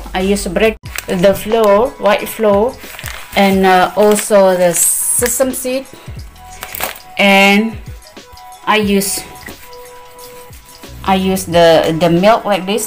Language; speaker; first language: English; non-native, learner; Indonesian